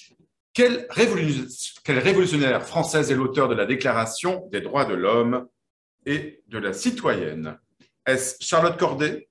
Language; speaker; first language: French; native; French